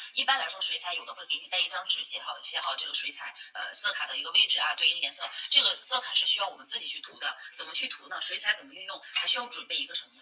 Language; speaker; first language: Chinese; native; Chinese